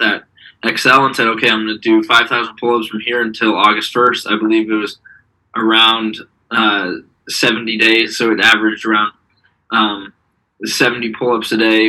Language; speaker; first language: English; native; English